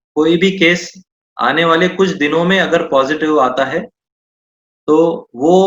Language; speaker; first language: Hindi; non-native, local second language; Marathi